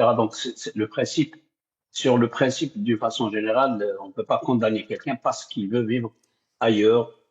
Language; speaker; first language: French; non-native, local second language; Arabic